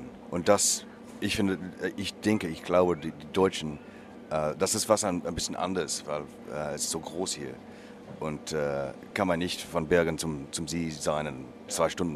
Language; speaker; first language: German; non-native, learner; English